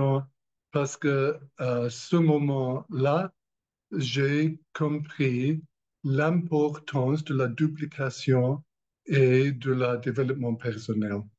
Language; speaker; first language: French; non-native, learner; English